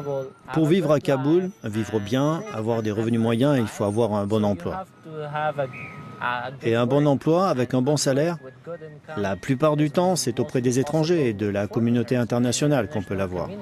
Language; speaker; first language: French; non-native, fluent; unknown